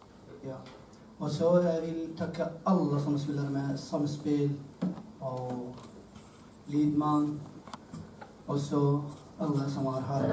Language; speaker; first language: Norwegian; non-native, learner; Arabic